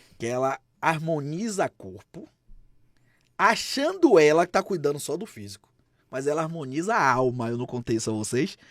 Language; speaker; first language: Portuguese; native; Portuguese